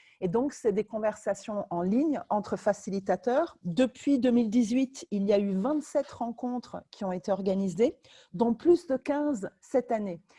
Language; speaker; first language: French; native; French